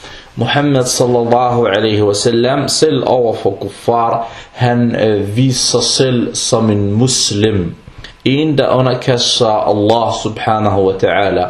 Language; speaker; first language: Danish; non-native, fluent; Arabic